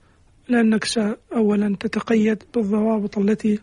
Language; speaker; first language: Arabic; native; Arabic